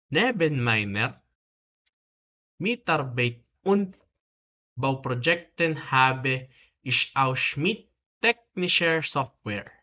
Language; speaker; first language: German; non-native, learner; Filipino